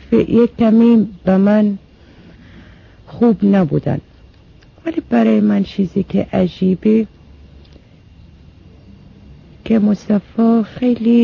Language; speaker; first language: Persian; non-native, fluent; Arabic